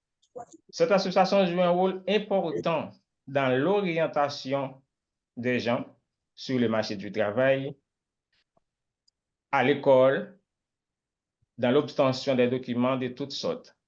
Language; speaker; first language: French; non-native, local second language; Haitian Creole